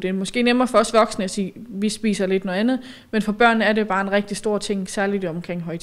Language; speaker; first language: Danish; native; Danish